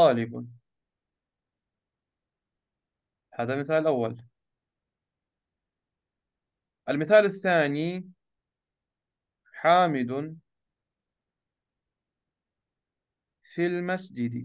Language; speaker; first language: Arabic; non-native, fluent; Urdu